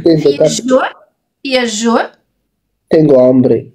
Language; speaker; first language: Spanish; non-native, learner; Arabic